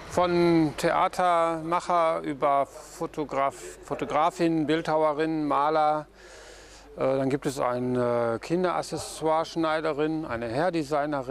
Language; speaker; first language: German; native; German